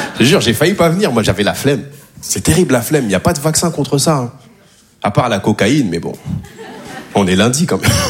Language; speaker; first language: French; native; French